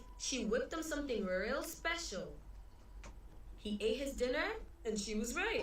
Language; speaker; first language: English; early bilingual, other home language; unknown